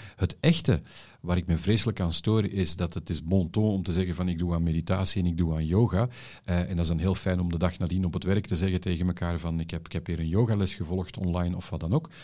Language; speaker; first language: Dutch; native; Dutch